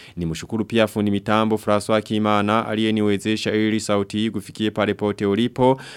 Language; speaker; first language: Swahili; non-native, local second language; Rundi